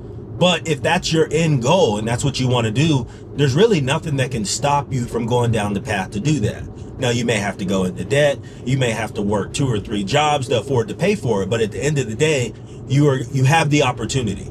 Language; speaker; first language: English; native; English